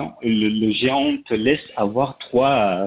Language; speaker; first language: French; non-native, fluent; Persian